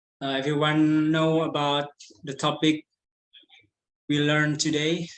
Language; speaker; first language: English; non-native, learner; Indonesian